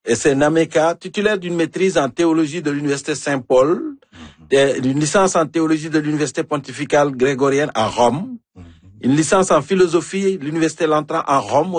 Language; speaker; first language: French; native; French